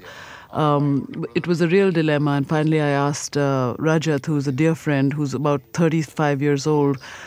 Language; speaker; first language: English; non-native, local second language; Punjabi